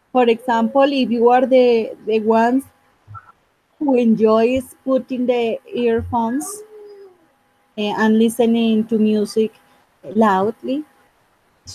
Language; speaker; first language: English; non-native, fluent; Spanish